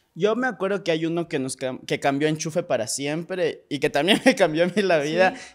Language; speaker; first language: Spanish; native; Spanish